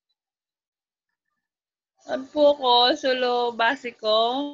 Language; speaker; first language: Spanish; non-native, learner; Filipino